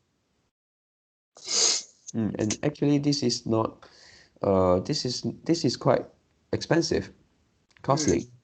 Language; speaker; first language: English; non-native, learner; Chinese